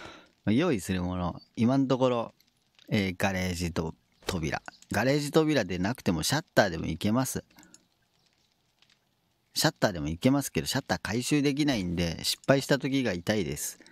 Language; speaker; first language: Japanese; native; Japanese